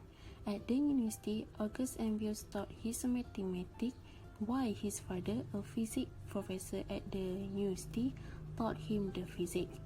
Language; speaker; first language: English; non-native, local second language; Malay